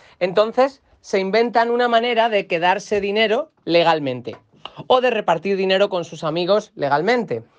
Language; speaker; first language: Spanish; native; Spanish